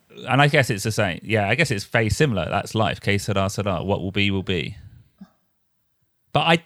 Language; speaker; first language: English; native; English